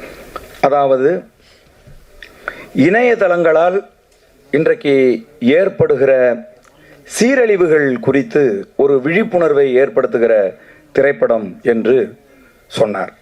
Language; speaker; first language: Tamil; native; Tamil